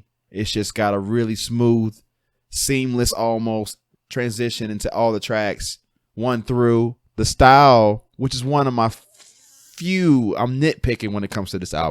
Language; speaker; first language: English; native; English